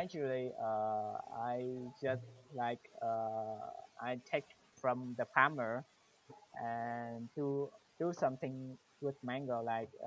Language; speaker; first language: English; non-native, learner; Vietnamese